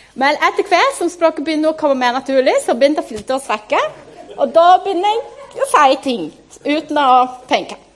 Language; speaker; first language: Norwegian; non-native, fluent; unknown